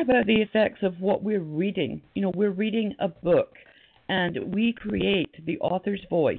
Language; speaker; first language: English; native; English